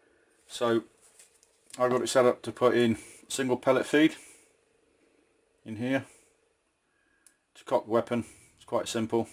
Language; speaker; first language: English; native; English